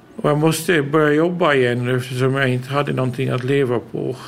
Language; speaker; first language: Swedish; early bilingual, heritage; Swedish